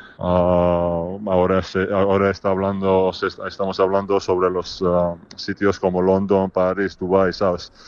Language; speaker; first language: Spanish; non-native, fluent; Georgian